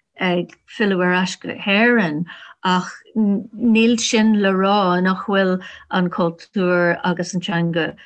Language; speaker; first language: Irish; non-native, learner; English